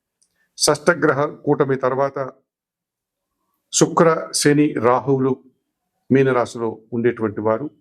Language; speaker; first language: Telugu; native; Telugu